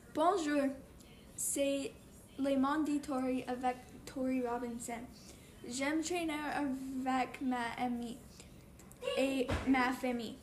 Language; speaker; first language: French; non-native, learner; English